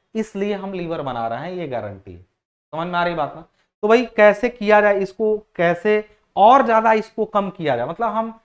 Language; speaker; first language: Hindi; native; Hindi